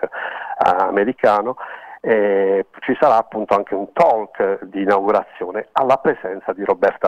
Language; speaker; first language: Italian; native; Italian